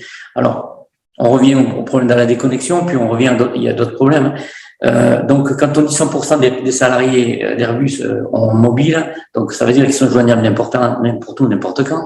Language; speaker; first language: French; native; French